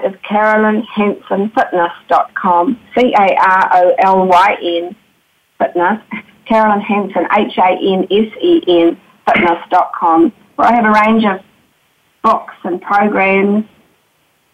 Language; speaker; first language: English; native; English